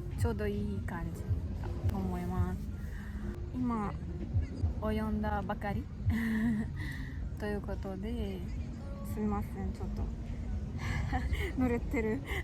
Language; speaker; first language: Japanese; non-native, learner; Russian